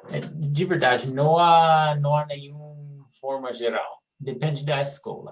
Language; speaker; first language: Portuguese; non-native, fluent; English